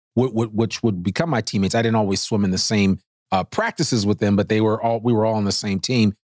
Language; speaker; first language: English; native; English